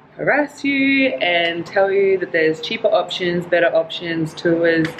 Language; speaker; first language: English; native; English